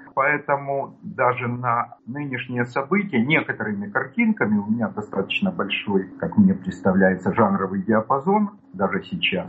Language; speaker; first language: Russian; native; Russian